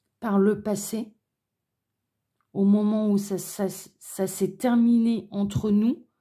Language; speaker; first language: French; native; French